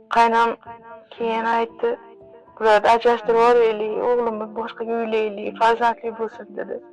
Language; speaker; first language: Uzbek; native; Uzbek